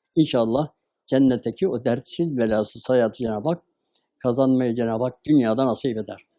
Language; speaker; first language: Turkish; native; Turkish